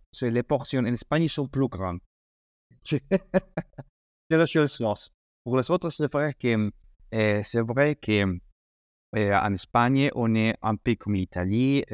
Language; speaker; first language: French; non-native, learner; Spanish